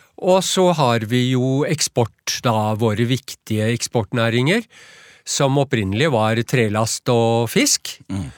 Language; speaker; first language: Norwegian; native; Norwegian